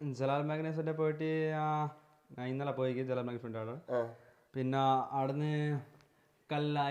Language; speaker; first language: Malayalam; non-native, local second language; Bangla